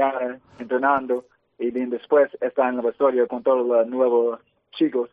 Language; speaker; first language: Spanish; early bilingual, heritage; English